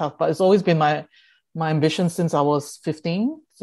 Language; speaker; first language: English; early bilingual, other home language; Indonesian